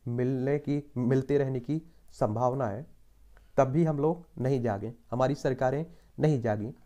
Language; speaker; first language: Hindi; native; Hindi